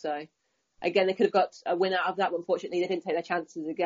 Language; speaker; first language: English; native; English